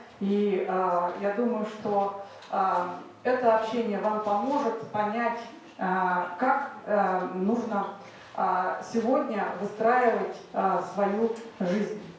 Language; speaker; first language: Russian; native; Russian